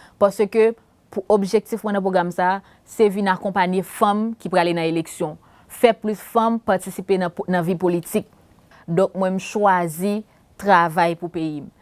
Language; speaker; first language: Haitian Creole; native; Haitian Creole